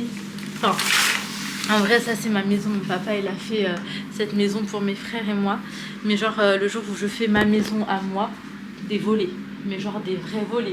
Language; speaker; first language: French; native; French